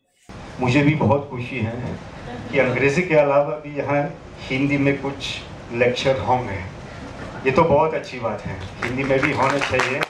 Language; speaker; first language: Hindi; non-native, fluent; Catalan